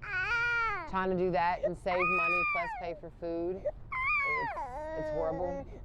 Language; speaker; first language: English; native; English